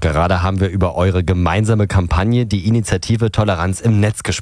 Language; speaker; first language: German; native; German